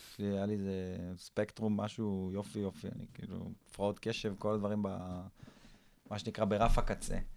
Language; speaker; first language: Hebrew; early bilingual, other home language; English